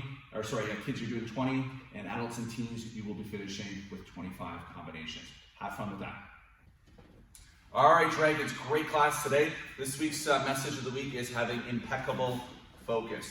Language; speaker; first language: English; native; English